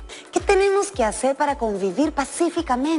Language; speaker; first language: Spanish; native; Spanish